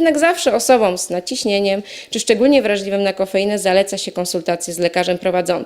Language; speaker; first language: Polish; native; Polish